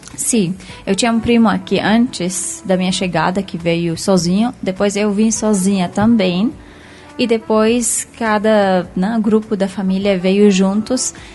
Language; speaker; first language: Portuguese; non-native, fluent; Arabic